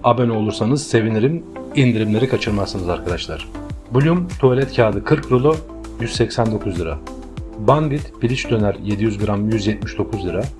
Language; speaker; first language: Turkish; native; Turkish